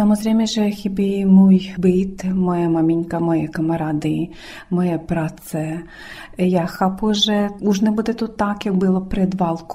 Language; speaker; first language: Czech; early bilingual, other home language; Ukrainian